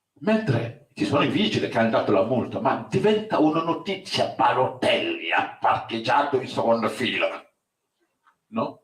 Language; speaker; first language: Italian; non-native, fluent; Wolof